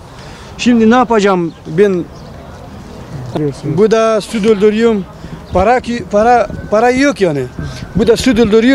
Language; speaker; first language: Turkish; non-native, learner; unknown